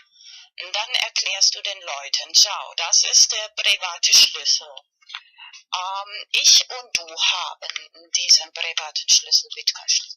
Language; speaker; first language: German; non-native, fluent; Spanish